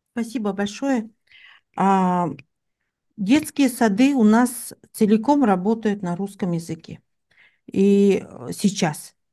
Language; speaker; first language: Russian; non-native, local second language; Tuvinian